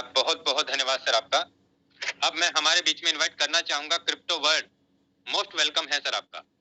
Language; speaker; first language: Hindi; native; Hindi